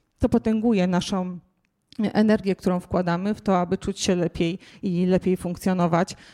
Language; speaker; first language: Polish; native; Polish